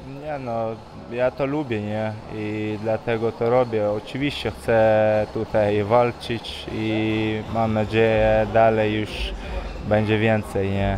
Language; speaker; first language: Polish; non-native, fluent; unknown